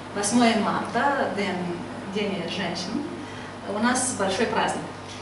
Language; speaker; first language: Polish; non-native, learner; Russian